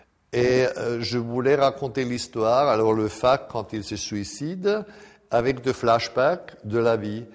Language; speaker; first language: French; non-native, fluent; German